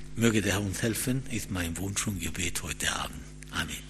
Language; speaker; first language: German; non-native, fluent; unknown